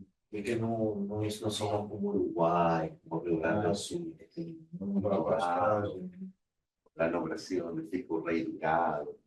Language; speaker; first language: Portuguese; non-native, fluent; Spanish